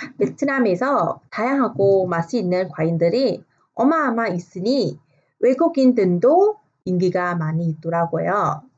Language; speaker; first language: Korean; non-native, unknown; Vietnamese